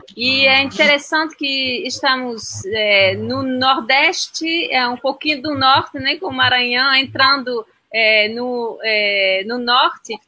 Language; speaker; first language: Portuguese; non-native, fluent; French